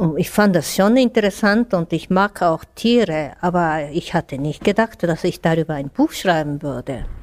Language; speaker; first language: German; non-native, fluent; Japanese